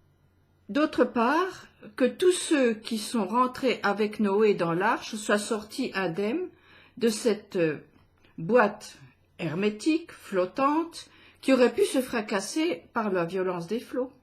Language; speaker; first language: French; native; French